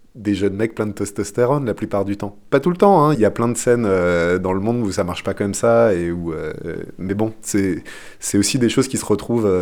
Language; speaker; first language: French; non-native, fluent; English